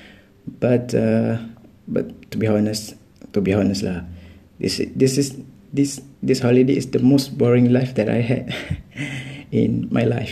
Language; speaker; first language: English; non-native, local second language; Malay